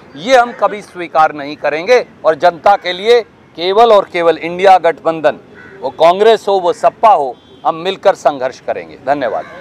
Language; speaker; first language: Hindi; native; Hindi